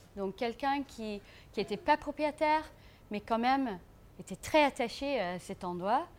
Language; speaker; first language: French; non-native, fluent; English